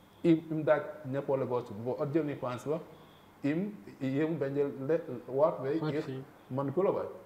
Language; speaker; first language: Polish; non-native, fluent; Wolof